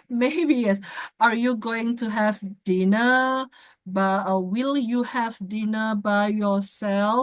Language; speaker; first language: English; non-native, fluent; Indonesian